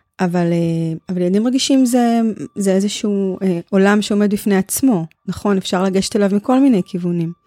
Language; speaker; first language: Hebrew; native; Hebrew